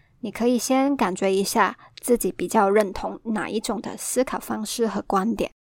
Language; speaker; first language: Chinese; non-native, local second language; Cantonese